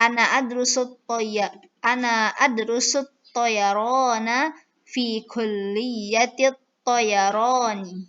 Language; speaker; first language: Arabic; non-native, fluent; Indonesian